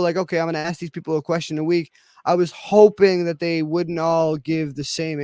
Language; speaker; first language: English; native; English